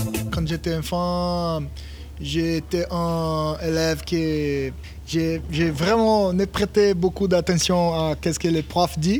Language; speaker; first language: French; non-native, learner; Portuguese